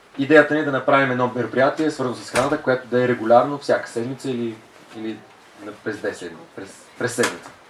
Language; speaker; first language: Bulgarian; native; Bulgarian